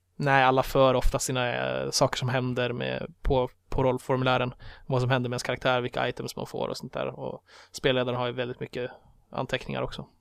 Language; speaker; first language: Swedish; native; Swedish